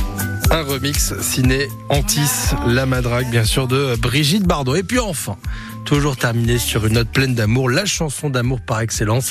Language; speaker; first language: French; native; French